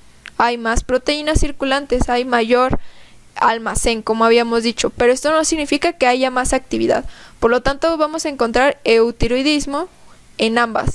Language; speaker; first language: Spanish; native; Spanish